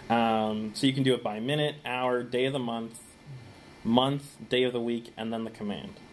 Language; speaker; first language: English; native; English